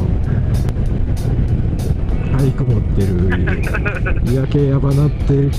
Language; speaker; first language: Japanese; native; Japanese